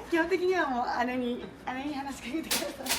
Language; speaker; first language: Japanese; native; Japanese